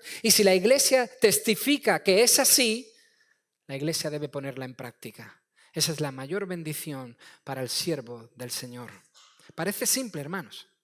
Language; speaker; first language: Spanish; native; Spanish